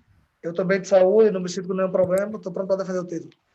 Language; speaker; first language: Portuguese; native; Portuguese